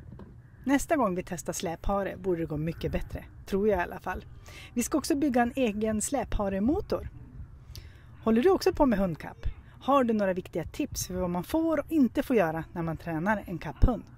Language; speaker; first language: Swedish; native; Swedish